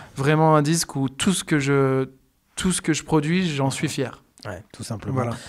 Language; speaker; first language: French; native; French